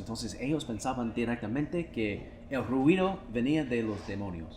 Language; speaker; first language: Spanish; non-native, fluent; English